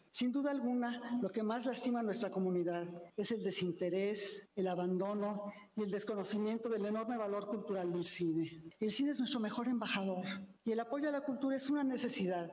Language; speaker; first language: Spanish; native; Spanish